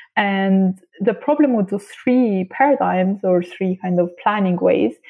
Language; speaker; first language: English; non-native, fluent; Arabic